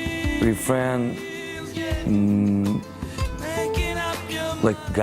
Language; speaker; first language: English; non-native, learner; Russian